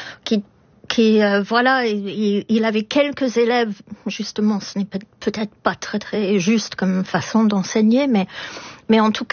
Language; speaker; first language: French; non-native, fluent; English